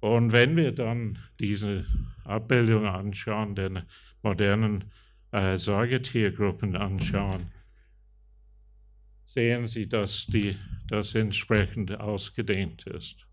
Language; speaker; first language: German; non-native, fluent; English